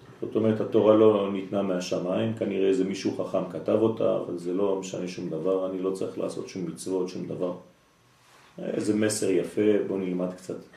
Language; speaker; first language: Hebrew; non-native, fluent; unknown